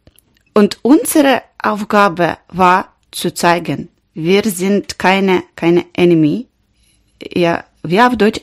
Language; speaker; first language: German; non-native, learner; Ukrainian